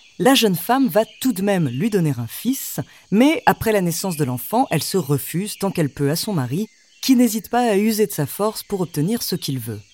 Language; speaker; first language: French; native; French